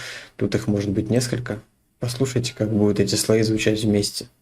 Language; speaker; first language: Russian; native; Russian